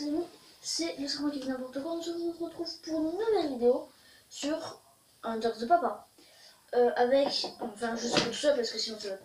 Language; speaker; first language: French; native; French